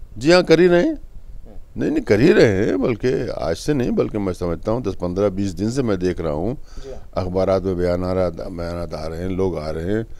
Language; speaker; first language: Urdu; native; Urdu